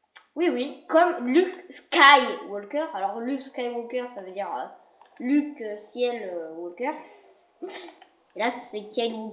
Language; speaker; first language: French; native; French